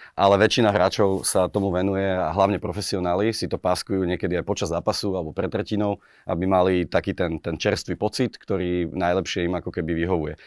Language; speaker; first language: Slovak; native; Slovak